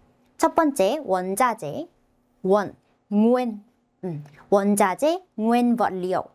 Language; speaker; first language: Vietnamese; non-native, fluent; Korean